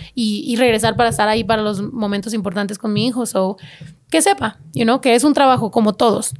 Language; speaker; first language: Spanish; early bilingual, heritage; Spanish